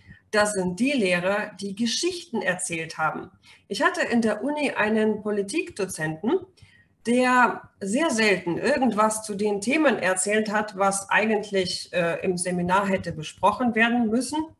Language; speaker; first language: German; non-native, fluent; Russian